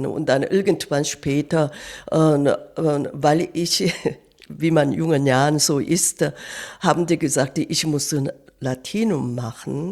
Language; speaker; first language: German; non-native, fluent; Korean